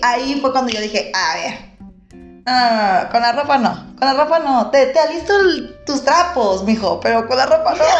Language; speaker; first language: Spanish; native; Spanish